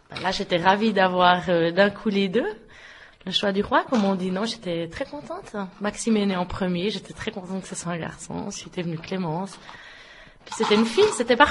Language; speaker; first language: French; native; French